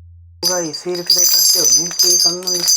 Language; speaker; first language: Korean; non-native, fluent; Japanese